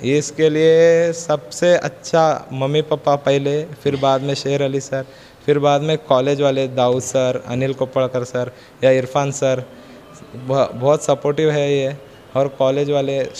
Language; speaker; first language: Hindi; non-native, local second language; Kannada